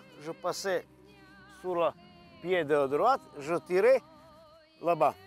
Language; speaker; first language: French; non-native, learner; Croatian